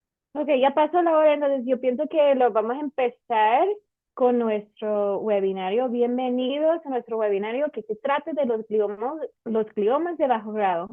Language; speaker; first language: Spanish; non-native, fluent; English